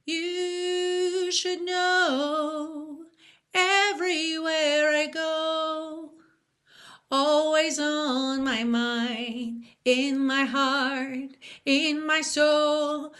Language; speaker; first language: English; non-native, fluent; Portuguese